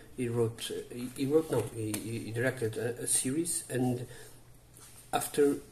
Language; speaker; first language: English; non-native, learner; Portuguese